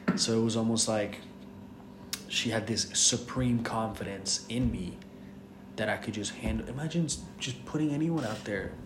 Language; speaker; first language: English; non-native, fluent; Spanish